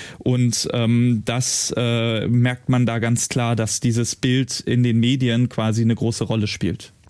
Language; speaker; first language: German; native; German